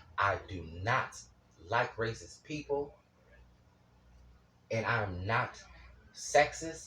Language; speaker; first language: English; native; English